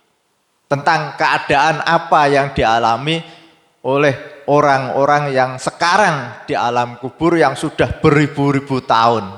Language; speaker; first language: Indonesian; native; Indonesian